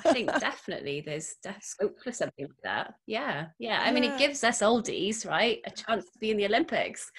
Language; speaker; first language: English; native; English